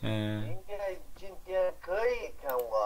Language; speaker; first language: Chinese; non-native, learner; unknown